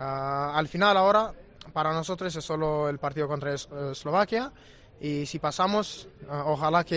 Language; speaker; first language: Spanish; non-native, fluent; Romanian